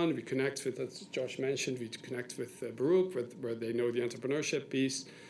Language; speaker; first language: English; non-native, fluent; Dutch